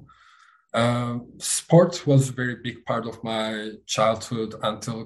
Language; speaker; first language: English; non-native, fluent; Turkish